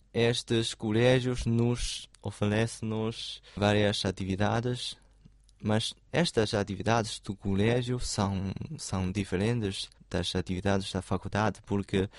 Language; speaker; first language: Portuguese; non-native, fluent; Chinese